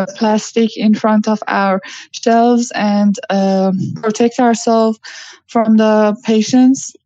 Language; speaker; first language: English; non-native, learner; Persian